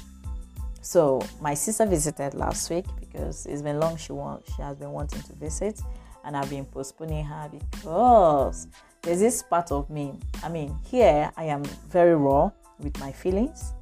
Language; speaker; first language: English; non-native, local second language; Igbo